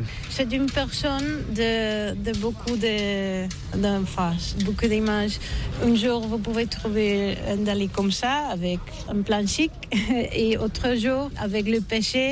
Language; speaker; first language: French; non-native, learner; Catalan